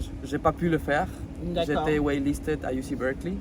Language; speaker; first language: French; non-native, fluent; Spanish